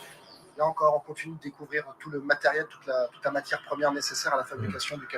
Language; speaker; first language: French; native; French